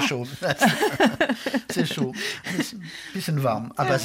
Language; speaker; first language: German; non-native, fluent; French